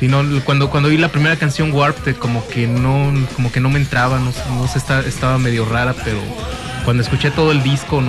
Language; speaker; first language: Spanish; native; Spanish